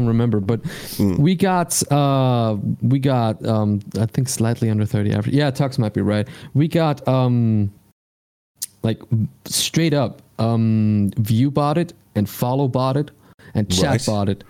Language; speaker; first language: English; non-native, fluent; Swiss German